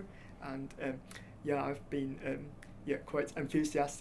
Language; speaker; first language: English; non-native, local second language; Cantonese